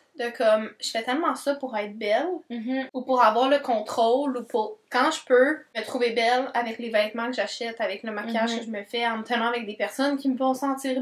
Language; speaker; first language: French; native; French